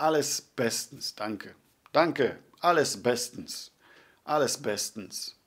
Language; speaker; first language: German; non-native, fluent; Polish